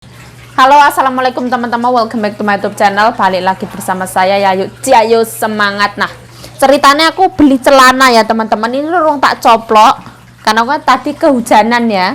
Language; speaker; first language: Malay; non-native, local second language; Javanese